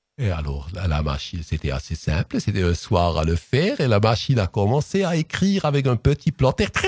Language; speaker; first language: French; non-native, local second language; Swiss German